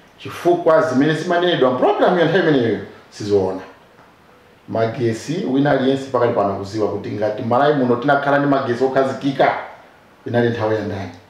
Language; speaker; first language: Nyanja; non-native, local second language; Tumbuka